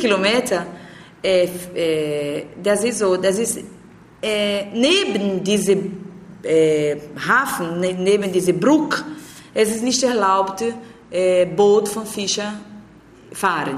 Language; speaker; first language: German; non-native, learner; Portuguese